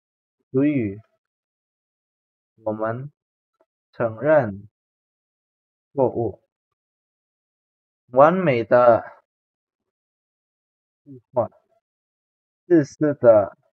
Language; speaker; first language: Chinese; non-native, fluent; Indonesian